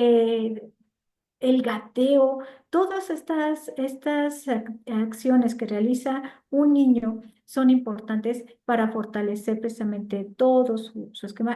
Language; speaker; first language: Spanish; native; Spanish